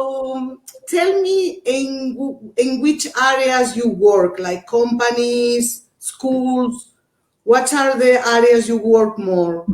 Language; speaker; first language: English; non-native, learner; Portuguese